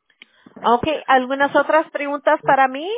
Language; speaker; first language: Spanish; early bilingual, other home language; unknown